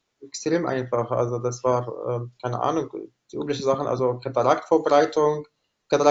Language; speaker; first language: German; non-native, fluent; Arabic